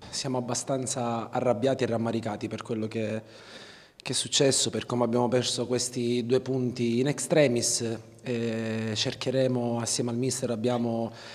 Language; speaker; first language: Italian; native; Italian